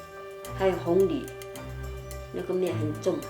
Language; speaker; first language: Chinese; non-native, local second language; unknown